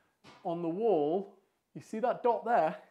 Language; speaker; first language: English; native; English